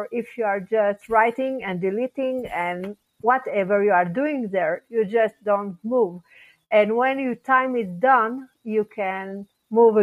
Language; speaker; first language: English; non-native, fluent; French